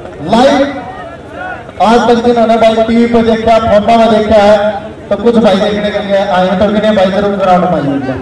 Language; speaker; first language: Hindi; native; Hindi